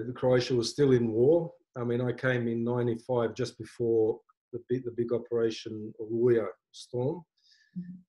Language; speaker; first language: English; native; English